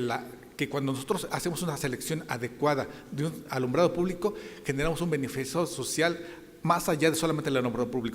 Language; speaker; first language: Spanish; native; Spanish